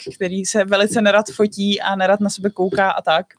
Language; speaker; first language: Czech; native; Czech